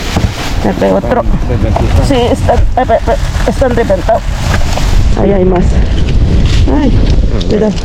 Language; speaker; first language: Spanish; non-native, learner; Filipino